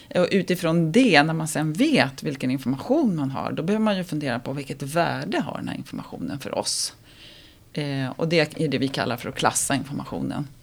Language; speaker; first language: Swedish; native; Swedish